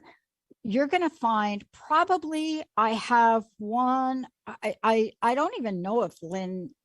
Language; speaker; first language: English; native; English